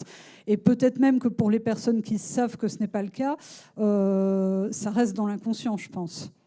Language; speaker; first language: French; native; French